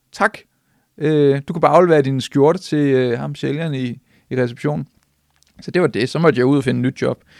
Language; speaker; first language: Danish; native; Danish